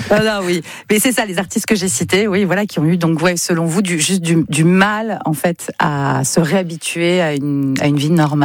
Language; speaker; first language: French; native; French